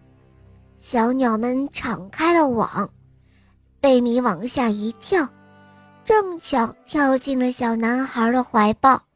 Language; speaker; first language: Chinese; native; Chinese